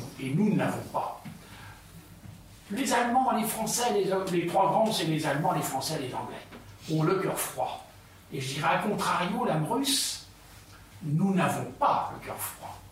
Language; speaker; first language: French; early bilingual, heritage; Russian